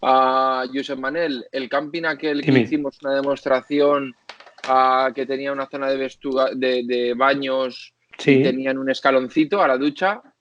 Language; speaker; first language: Spanish; native; Spanish